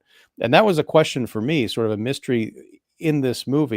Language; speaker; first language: English; native; English